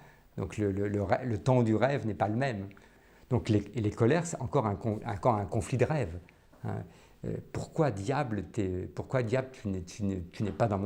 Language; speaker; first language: French; native; French